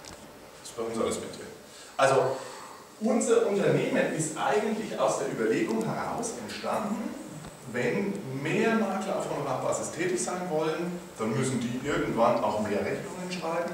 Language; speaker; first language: German; native; German